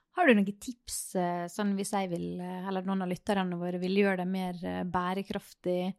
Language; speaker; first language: Norwegian; native; Norwegian